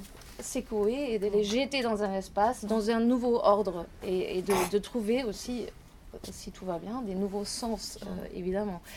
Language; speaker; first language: French; non-native, fluent; German